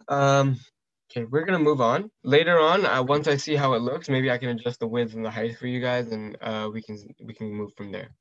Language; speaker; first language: English; early bilingual, other home language; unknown